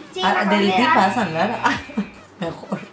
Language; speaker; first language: Spanish; native; Spanish